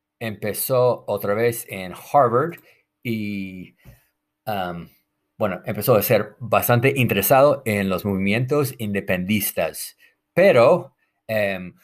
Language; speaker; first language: Spanish; non-native, fluent; English